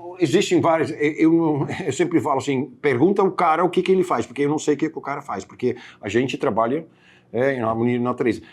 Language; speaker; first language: Portuguese; non-native, fluent; Dutch